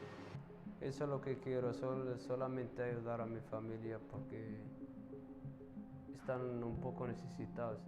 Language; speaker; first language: Spanish; non-native, learner; Arabic